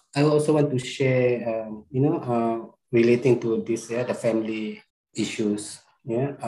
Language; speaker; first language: English; non-native, local second language; Malay